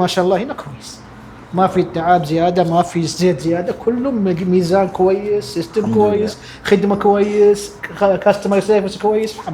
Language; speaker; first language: Arabic; non-native, learner; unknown